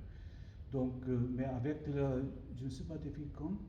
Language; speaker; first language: French; non-native, learner; Japanese